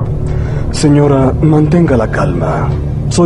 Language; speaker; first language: Spanish; native; Spanish